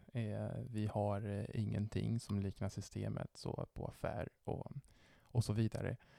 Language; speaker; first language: Swedish; non-native, fluent; Italian